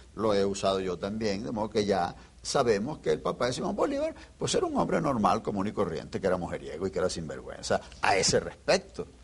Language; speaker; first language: Spanish; native; Spanish